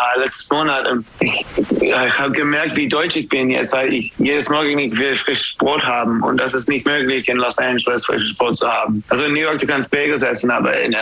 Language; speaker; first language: German; non-native, fluent; English